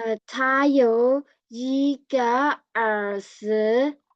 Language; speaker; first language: Chinese; non-native, learner; Burmese